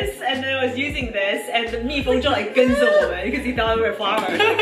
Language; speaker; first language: English; early bilingual, other home language; Chinese